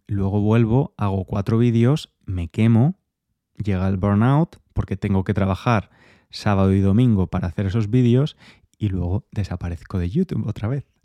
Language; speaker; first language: Spanish; native; Spanish